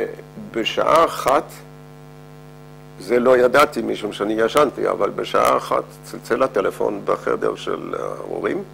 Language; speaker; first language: Hebrew; non-native, fluent; Dutch